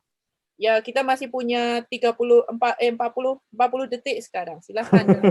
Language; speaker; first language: Indonesian; native; Indonesian